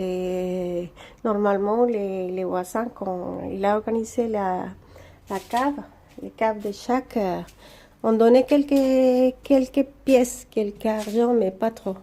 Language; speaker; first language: French; non-native, learner; Spanish